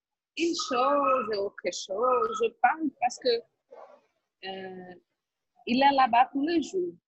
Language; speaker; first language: French; non-native, learner; Portuguese